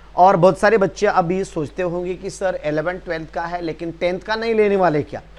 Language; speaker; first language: Hindi; non-native, local second language; Marathi